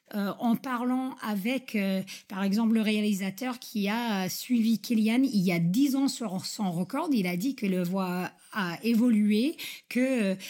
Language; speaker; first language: French; non-native, fluent; English